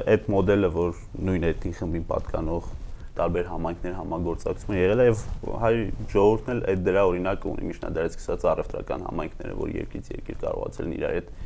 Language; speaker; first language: Armenian; native; Armenian